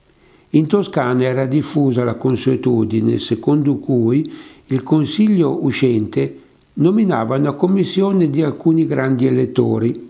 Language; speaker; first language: Italian; native; Italian